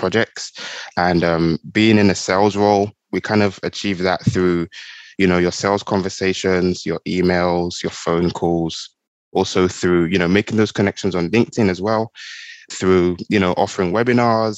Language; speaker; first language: English; native; English